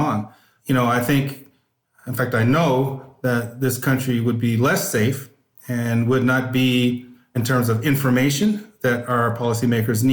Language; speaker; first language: English; native; English